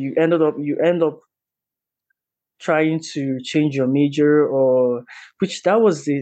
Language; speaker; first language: English; non-native, local second language; Igbo